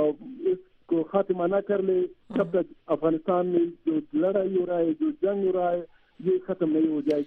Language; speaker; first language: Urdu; non-native, learner; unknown